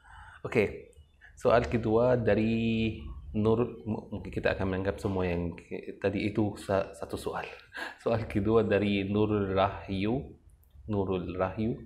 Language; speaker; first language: Indonesian; non-native, fluent; Arabic